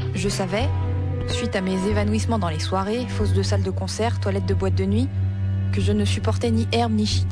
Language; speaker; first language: French; early bilingual, other home language; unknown